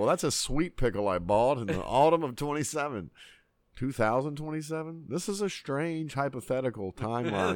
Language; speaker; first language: English; native; English